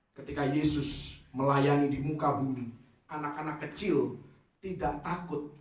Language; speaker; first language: Indonesian; native; Indonesian